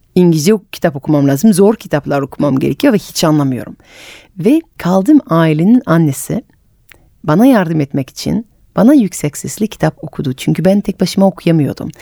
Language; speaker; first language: Turkish; non-native, fluent; French